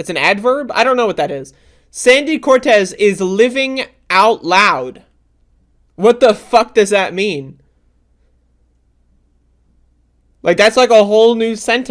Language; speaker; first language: English; native; English